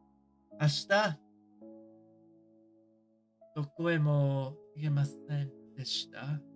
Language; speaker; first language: Japanese; non-native, learner; English